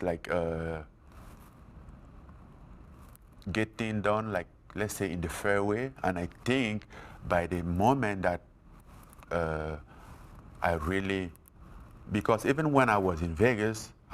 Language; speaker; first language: English; non-native, fluent; French